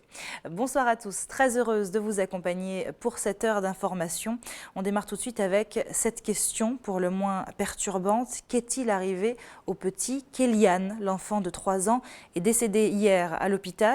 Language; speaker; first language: French; native; French